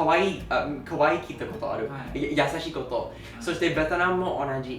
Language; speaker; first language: Japanese; non-native, learner; English